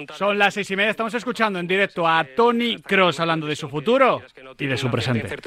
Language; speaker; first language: Spanish; native; Spanish